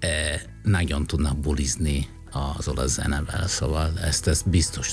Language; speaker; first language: Hungarian; non-native, fluent; Italian